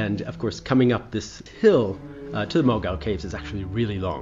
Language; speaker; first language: English; native; English